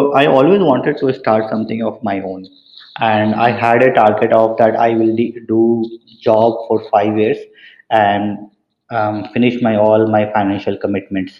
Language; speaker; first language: English; non-native, local second language; Hindi